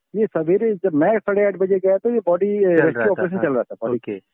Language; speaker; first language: Hindi; native; Hindi